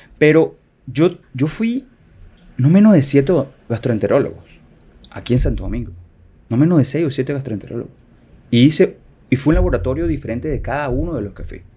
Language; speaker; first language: Spanish; native; Spanish